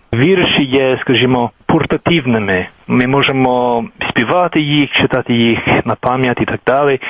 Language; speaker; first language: Ukrainian; non-native, fluent; English